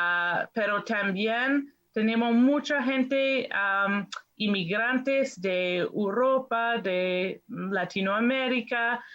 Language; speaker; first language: Spanish; non-native, fluent; English